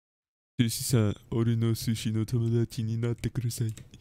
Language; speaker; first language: Japanese; non-native, learner; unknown